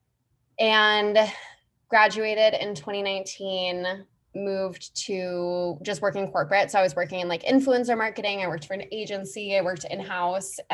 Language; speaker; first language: English; native; English